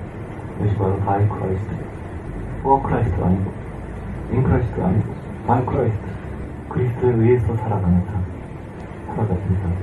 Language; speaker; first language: Korean; native; Korean